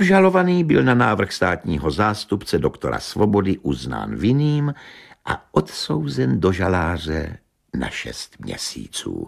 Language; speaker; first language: Czech; native; Czech